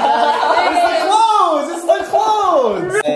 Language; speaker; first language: English; native; English